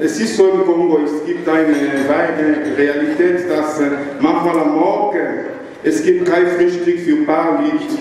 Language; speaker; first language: German; non-native, learner; Lingala